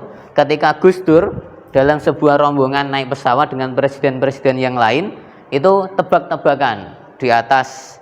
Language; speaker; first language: Indonesian; native; Indonesian